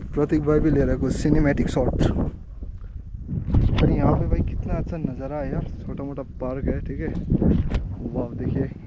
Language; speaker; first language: Hindi; non-native, local second language; Nepali